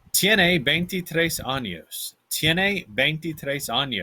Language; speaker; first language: Spanish; non-native, fluent; English